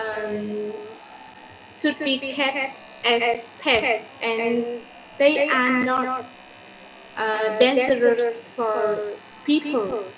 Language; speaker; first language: English; non-native, learner; Vietnamese